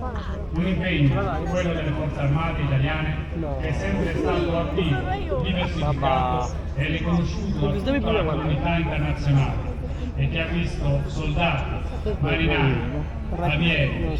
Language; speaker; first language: Italian; native; Italian